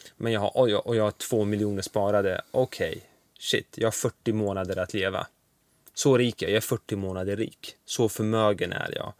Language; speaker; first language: Swedish; early bilingual, other home language; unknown